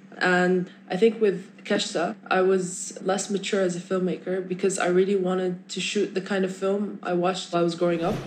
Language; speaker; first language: English; non-native, fluent; Arabic